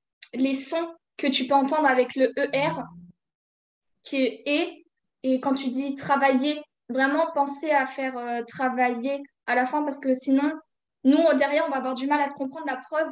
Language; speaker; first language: French; native; French